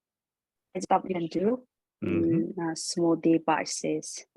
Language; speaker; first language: English; non-native, learner; Korean